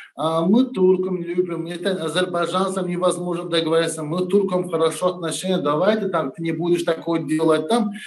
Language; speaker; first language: Russian; non-native, learner; Turkish